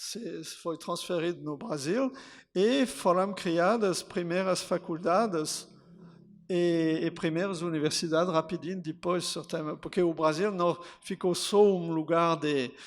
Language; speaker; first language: Portuguese; non-native, fluent; French